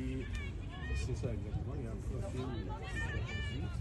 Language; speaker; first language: French; non-native, fluent; English